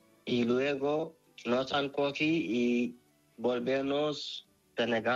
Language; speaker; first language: Spanish; non-native, learner; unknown